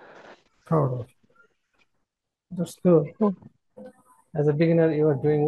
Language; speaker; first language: English; non-native, fluent; Bangla